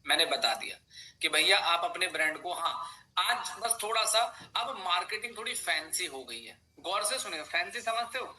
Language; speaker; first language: Hindi; native; Hindi